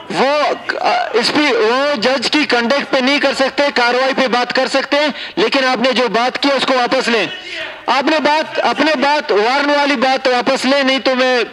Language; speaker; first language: Urdu; non-native, local second language; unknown